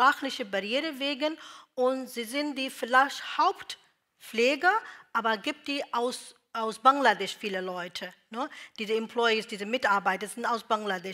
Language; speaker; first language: German; non-native, learner; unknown